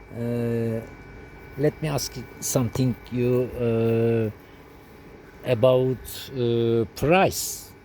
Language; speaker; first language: English; non-native, learner; Turkish